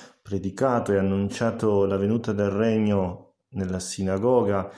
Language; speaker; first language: Italian; native; Italian